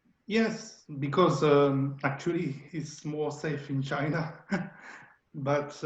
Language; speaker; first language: English; non-native, learner; French